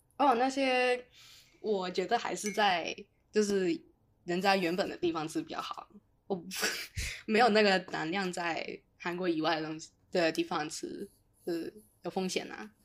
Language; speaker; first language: Chinese; non-native, local second language; Cantonese